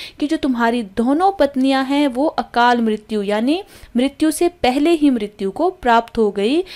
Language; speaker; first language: Hindi; native; Hindi